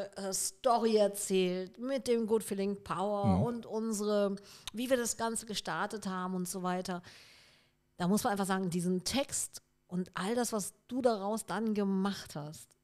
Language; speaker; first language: German; native; German